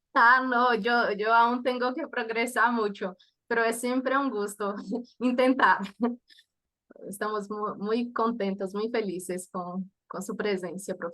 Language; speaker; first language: Spanish; non-native, learner; Portuguese